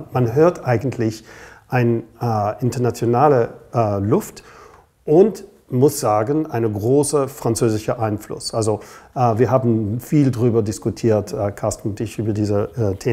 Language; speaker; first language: German; non-native, fluent; English